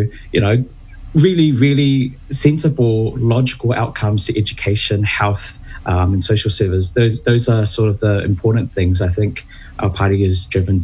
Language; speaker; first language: English; native; English